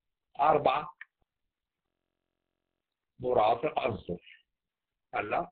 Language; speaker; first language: Arabic; native; Arabic